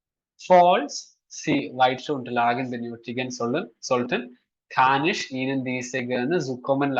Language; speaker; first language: German; non-native, fluent; Malayalam